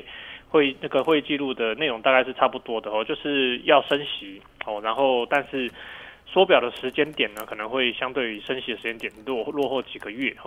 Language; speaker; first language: Chinese; native; Chinese